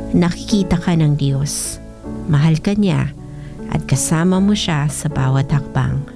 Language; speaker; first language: Filipino; non-native, local second language; Bikol